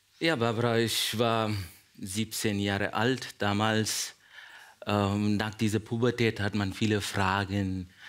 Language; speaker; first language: German; non-native, fluent; Kannada